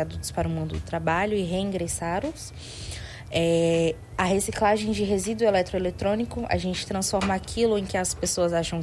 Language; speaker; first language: Portuguese; native; Portuguese